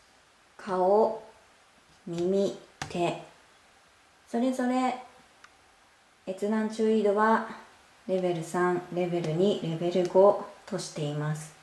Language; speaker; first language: Japanese; native; Japanese